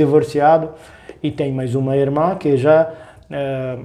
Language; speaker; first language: Portuguese; non-native, learner; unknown